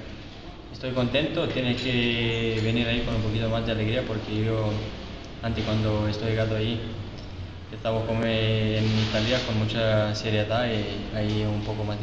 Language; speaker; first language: Spanish; non-native, learner; Romanian